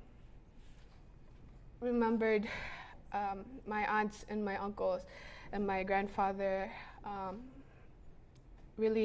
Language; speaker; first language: English; early bilingual, other home language; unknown